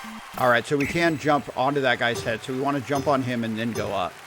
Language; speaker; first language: English; native; English